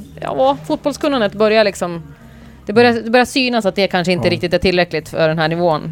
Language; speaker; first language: Swedish; native; Swedish